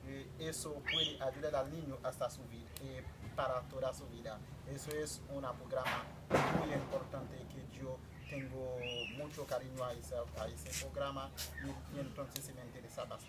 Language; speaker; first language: Spanish; non-native, fluent; Haitian Creole